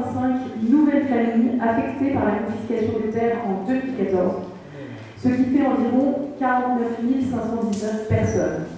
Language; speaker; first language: French; native; French